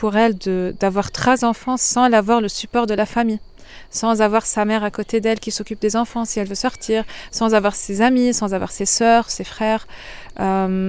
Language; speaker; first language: French; non-native, local second language; Arabic